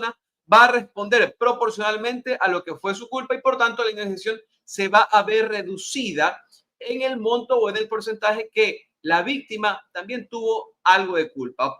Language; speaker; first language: Spanish; native; Spanish